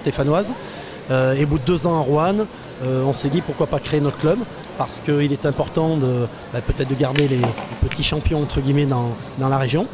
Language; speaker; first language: French; native; French